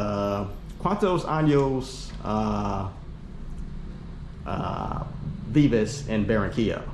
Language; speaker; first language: Spanish; non-native, learner; English